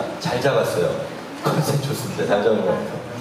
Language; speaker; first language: Korean; native; Korean